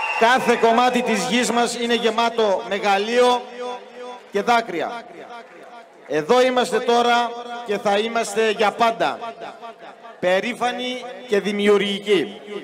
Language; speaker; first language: Greek; early bilingual, heritage; Greek